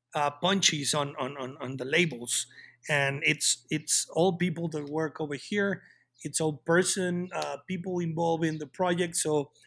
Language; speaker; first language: English; non-native, fluent; Spanish